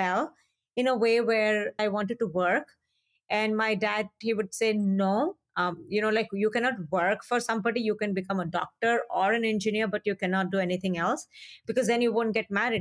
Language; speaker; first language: English; non-native, local second language; Hindi